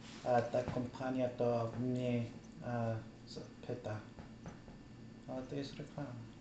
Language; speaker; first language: Polish; early bilingual, heritage; English